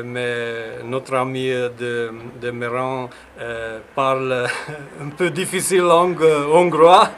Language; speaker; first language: French; non-native, learner; Hungarian